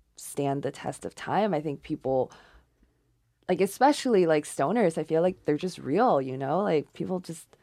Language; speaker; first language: English; non-native, fluent; Chinese